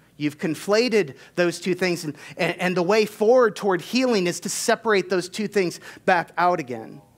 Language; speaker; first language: English; native; English